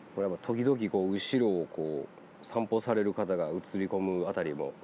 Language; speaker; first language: Japanese; native; Japanese